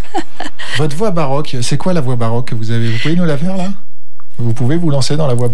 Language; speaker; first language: French; native; French